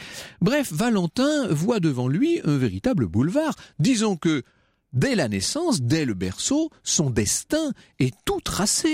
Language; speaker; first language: French; native; French